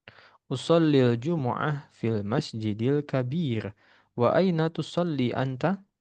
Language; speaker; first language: Arabic; non-native, fluent; Indonesian